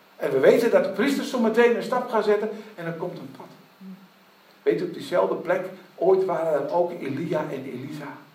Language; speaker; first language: Dutch; native; Dutch